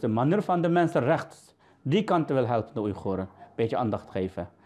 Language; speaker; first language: Dutch; non-native, learner; Uyghur